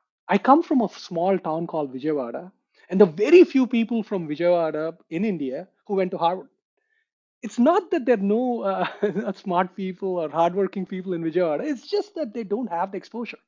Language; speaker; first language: English; non-native, local second language; Telugu